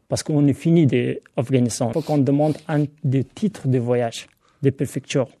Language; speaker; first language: French; non-native, learner; Hazaragi